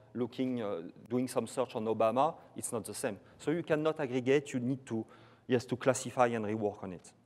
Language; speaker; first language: English; non-native, fluent; French